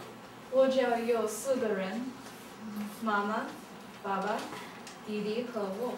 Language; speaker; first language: Chinese; non-native, learner; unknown